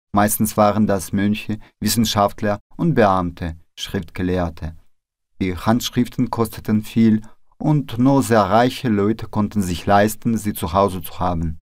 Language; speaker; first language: German; non-native, fluent; Russian